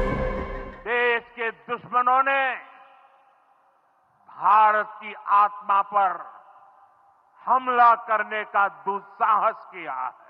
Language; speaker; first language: Hindi; non-native, local second language; Gujarati